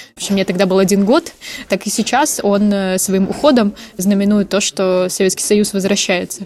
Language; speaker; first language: Russian; native; Russian